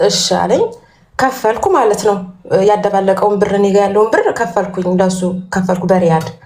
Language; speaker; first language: Amharic; native; Amharic